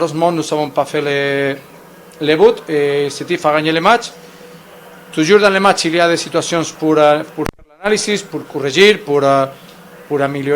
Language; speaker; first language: French; non-native, fluent; Spanish